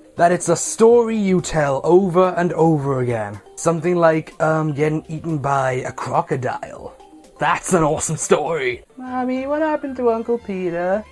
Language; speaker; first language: English; native; English